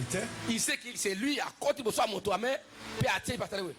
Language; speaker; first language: French; non-native, local second language; Lingala